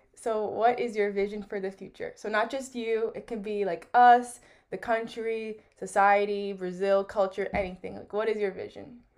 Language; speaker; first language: English; early bilingual, other home language; Portuguese